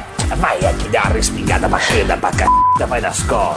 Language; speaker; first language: Portuguese; native; Portuguese